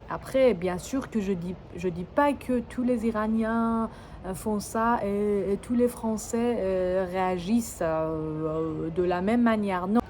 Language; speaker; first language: French; non-native, fluent; Persian